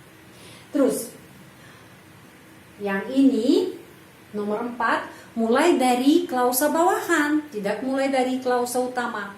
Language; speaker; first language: Indonesian; non-native, fluent; Russian